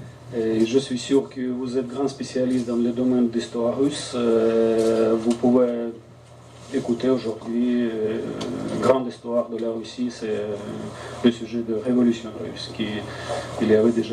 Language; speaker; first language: French; non-native, fluent; Russian